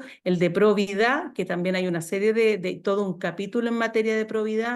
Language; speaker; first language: Spanish; native; Spanish